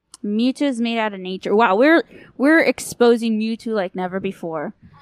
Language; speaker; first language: English; native; English